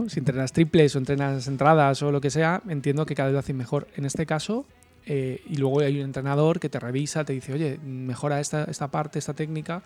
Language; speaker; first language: Spanish; native; Spanish